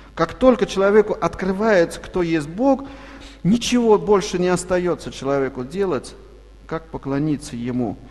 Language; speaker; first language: Russian; non-native, local second language; Armenian